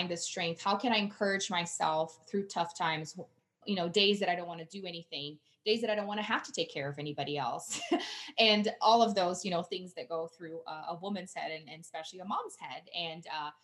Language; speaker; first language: English; non-native, fluent; Portuguese